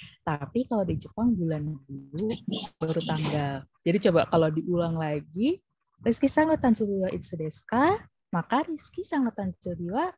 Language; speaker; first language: Indonesian; native; Indonesian